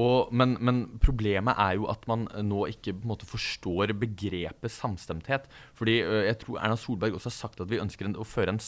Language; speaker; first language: Norwegian; native; Norwegian